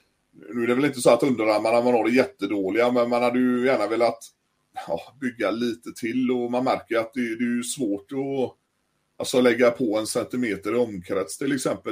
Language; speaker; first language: Swedish; native; Swedish